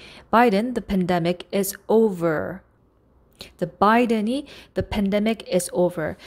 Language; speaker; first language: English; non-native, fluent; Korean